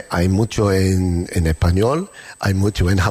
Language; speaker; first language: Spanish; non-native, learner; English